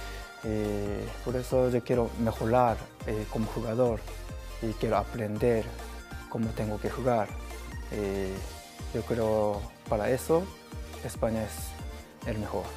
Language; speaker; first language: Spanish; non-native, learner; Japanese